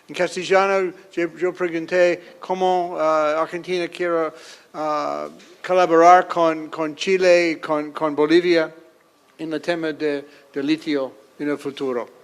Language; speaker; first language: Spanish; non-native, fluent; English